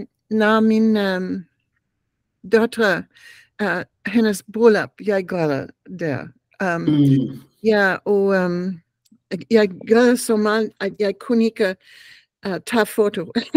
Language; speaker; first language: Danish; non-native, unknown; English